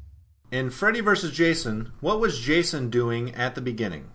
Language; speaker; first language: English; native; English